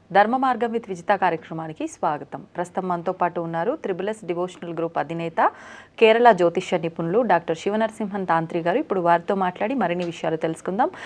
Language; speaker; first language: Telugu; native; Telugu